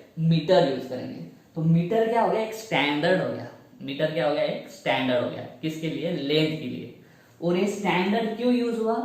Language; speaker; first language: Hindi; native; Hindi